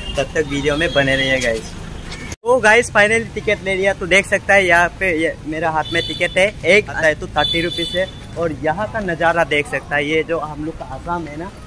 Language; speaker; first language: Hindi; non-native, local second language; Assamese